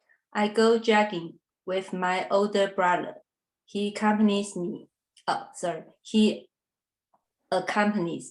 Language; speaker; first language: English; non-native, learner; Chinese